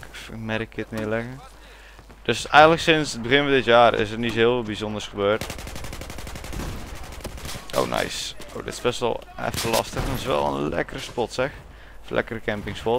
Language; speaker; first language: Dutch; native; Dutch